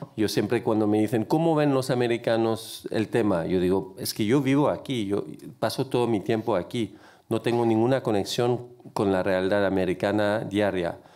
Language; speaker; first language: Spanish; non-native, fluent; French